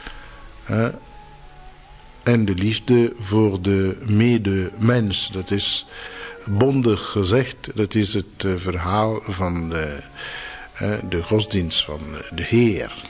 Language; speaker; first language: Dutch; non-native, fluent; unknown